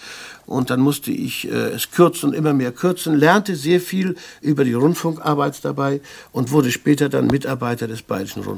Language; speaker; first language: German; native; German